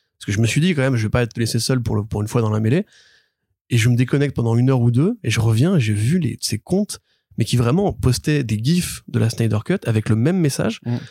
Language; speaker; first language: French; native; French